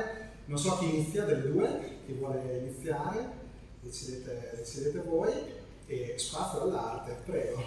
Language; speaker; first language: Italian; native; Italian